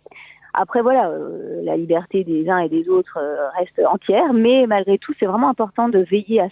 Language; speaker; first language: French; native; French